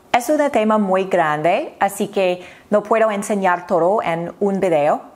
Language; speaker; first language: Spanish; non-native, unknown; English